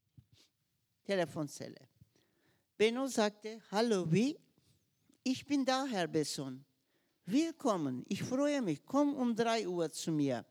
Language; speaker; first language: German; non-native, fluent; Turkish